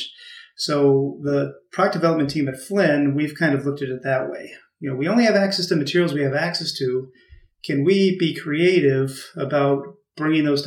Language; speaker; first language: English; native; English